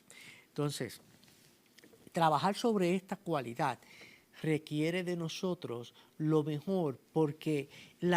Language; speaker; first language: Spanish; native; Spanish